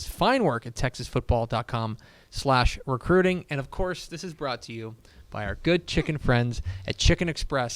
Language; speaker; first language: English; native; English